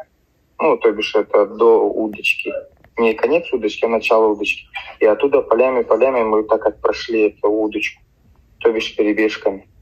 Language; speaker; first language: Russian; native; Russian